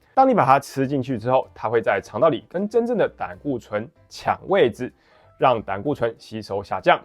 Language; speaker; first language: Chinese; native; Chinese